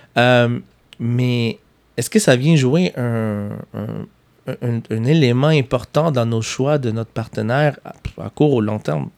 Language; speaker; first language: French; non-native, fluent; Spanish